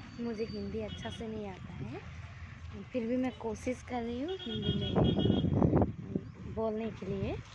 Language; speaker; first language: Hindi; non-native, local second language; Assamese